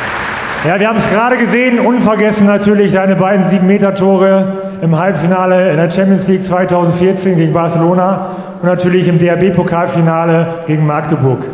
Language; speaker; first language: German; native; German